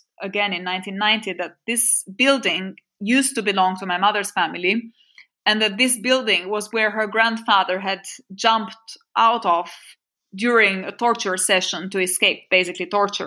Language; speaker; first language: English; non-native, fluent; French